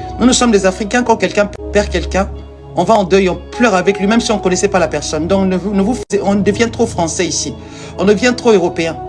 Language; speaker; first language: French; non-native, local second language; Lingala